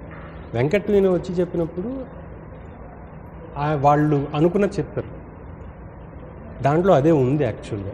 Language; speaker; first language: Telugu; native; Telugu